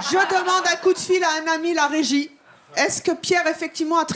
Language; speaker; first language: French; native; French